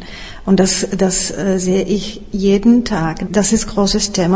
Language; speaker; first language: German; non-native, fluent; Czech